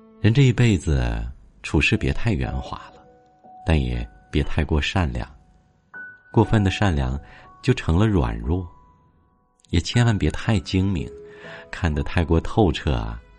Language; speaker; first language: Chinese; native; Chinese